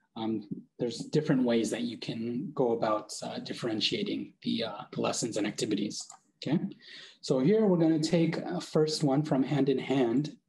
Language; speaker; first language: English; native; English